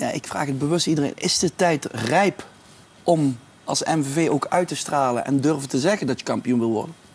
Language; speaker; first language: Dutch; native; Dutch